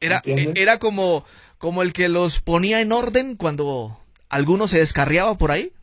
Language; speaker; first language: Spanish; native; Spanish